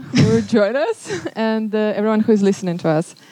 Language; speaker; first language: English; non-native, fluent; Belarusian